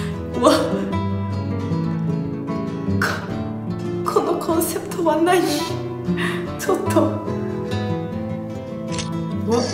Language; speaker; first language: Japanese; non-native, fluent; Hungarian